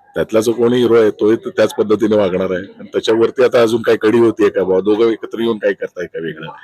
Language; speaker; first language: Marathi; native; Marathi